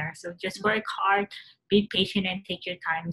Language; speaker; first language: English; non-native, local second language; Filipino